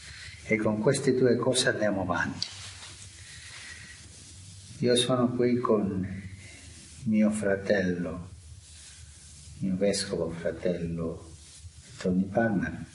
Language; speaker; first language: Italian; non-native, fluent; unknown